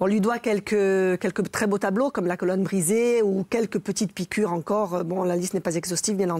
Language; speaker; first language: French; native; French